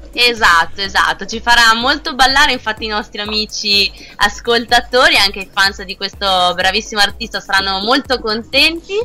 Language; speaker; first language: Italian; native; Italian